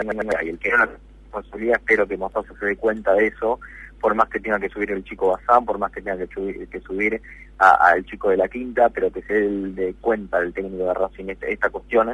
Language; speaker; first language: Spanish; native; Spanish